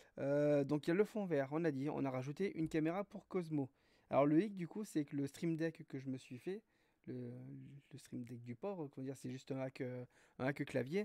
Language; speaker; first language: French; native; French